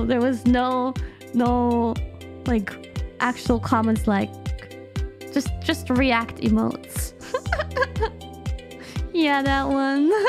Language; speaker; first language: English; non-native, fluent; German